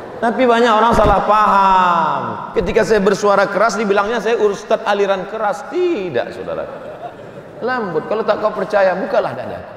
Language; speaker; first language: Indonesian; native; Indonesian